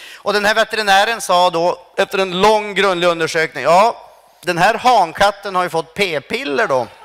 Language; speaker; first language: Swedish; native; Swedish